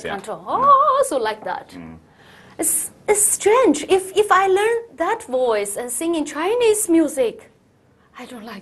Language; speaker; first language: English; non-native, learner; Chinese